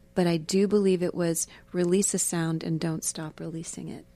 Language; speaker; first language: English; native; English